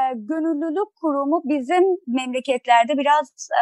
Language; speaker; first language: Turkish; non-native, fluent; Persian